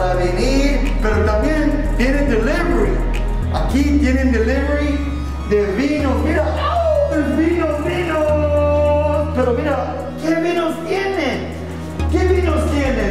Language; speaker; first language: Spanish; non-native, learner; English